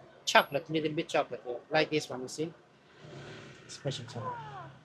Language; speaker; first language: English; non-native, learner; Turkish